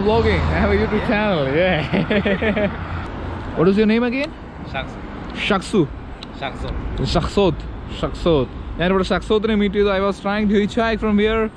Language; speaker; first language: English; non-native, local second language; Malayalam